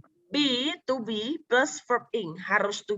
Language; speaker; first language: English; non-native, local second language; Indonesian